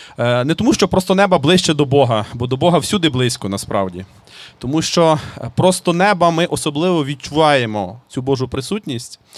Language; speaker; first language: Ukrainian; native; Ukrainian